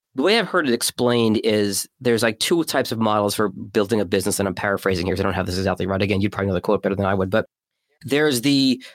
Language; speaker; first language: English; native; English